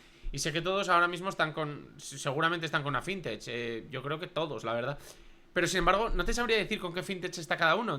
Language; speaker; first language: Spanish; native; Spanish